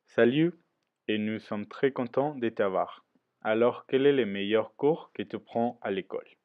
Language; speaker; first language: French; non-native, learner; Spanish